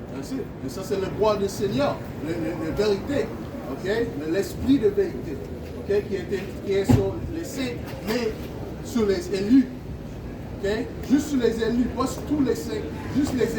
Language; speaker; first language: French; non-native, learner; English